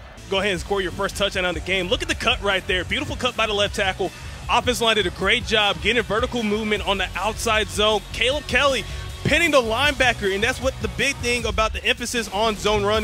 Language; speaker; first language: English; native; English